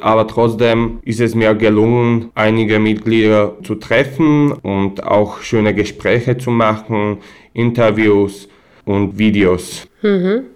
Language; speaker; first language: German; non-native, fluent; Slovak